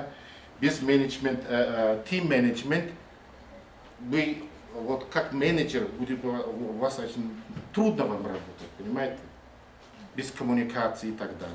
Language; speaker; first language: Russian; non-native, fluent; Mongolian